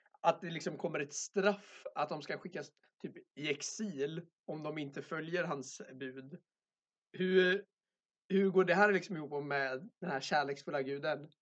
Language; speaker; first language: Swedish; native; Swedish